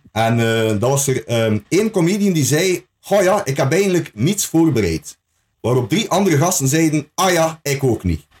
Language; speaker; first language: Dutch; native; Dutch